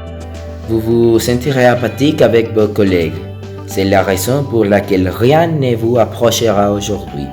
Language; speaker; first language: French; non-native, learner; Spanish